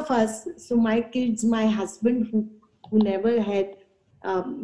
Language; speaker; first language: English; non-native, local second language; Gujarati